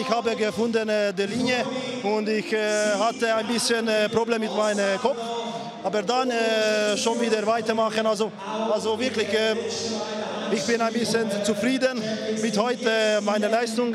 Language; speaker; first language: German; non-native, fluent; Hungarian